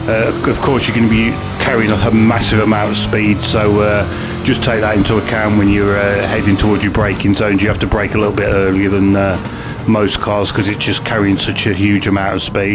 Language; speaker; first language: English; native; English